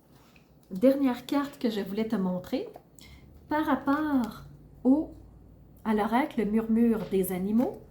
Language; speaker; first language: French; native; French